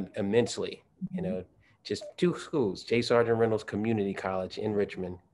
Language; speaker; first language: English; native; English